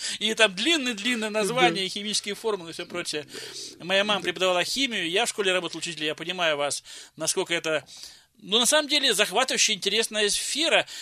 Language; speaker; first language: Russian; native; Russian